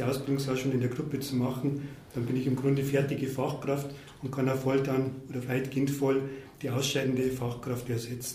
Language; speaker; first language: German; native; German